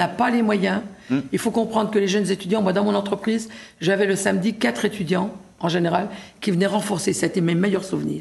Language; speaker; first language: French; native; French